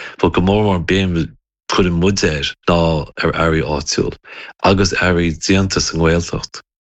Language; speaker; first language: Irish; native; Irish